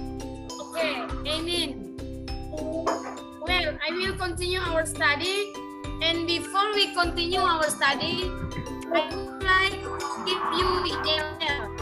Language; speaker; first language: English; non-native, learner; Indonesian